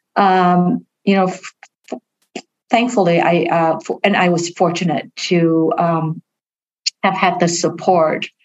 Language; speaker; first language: English; early bilingual, other home language; Vietnamese